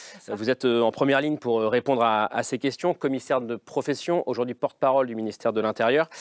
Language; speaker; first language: French; native; French